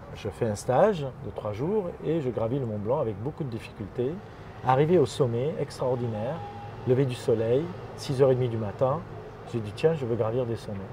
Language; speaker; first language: French; non-native, fluent; Armenian